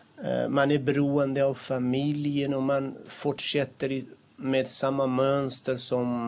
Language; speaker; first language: Swedish; non-native, fluent; Kurdish